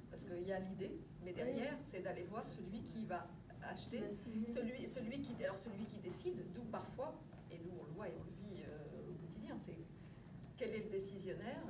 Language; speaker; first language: French; native; French